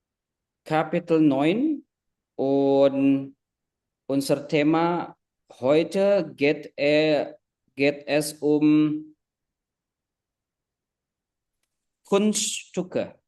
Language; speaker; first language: German; non-native, fluent; Indonesian